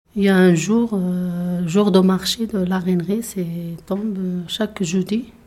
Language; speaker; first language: French; non-native, local second language; Arabic